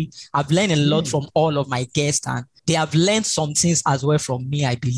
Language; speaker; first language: English; non-native, local second language; Yoruba